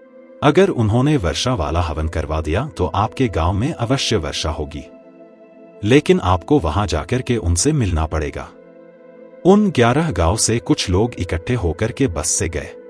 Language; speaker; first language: Hindi; native; Hindi